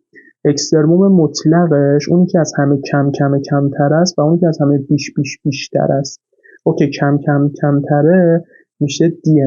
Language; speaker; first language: Persian; native; Persian